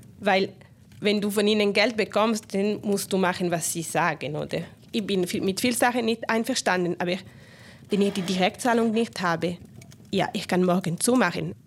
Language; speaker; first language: German; non-native, local second language; Italian